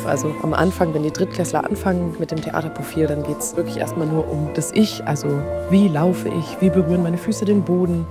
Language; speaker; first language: German; native; German